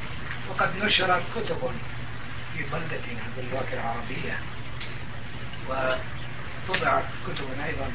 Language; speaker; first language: Arabic; non-native, fluent; Turkish